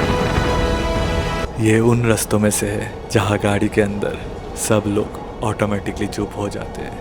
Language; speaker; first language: Hindi; non-native, local second language; Bangla